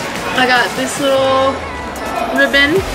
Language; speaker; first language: English; native; English